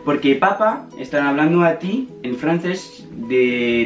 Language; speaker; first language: Spanish; non-native, learner; French